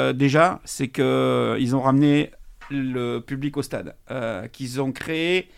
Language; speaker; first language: French; native; French